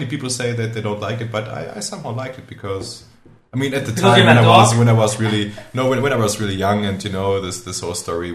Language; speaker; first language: English; non-native, fluent; German